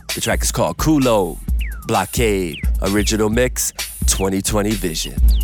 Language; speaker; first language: English; native; English